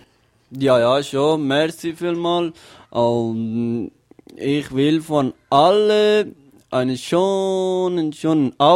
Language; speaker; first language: German; non-native, learner; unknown